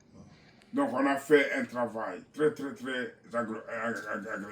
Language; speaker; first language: French; non-native, local second language; Kongo